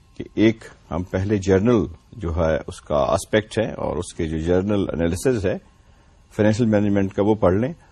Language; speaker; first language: Urdu; non-native, local second language; Punjabi